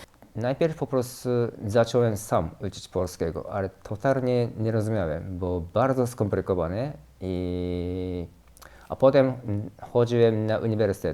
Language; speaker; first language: Polish; non-native, learner; Japanese